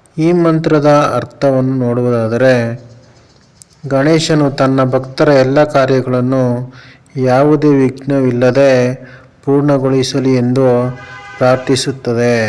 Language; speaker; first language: Kannada; native; Kannada